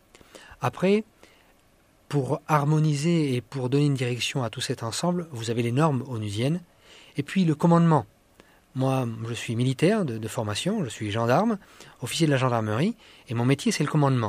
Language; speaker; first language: French; native; French